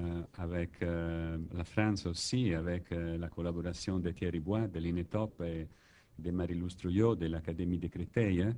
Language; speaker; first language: French; non-native, learner; Italian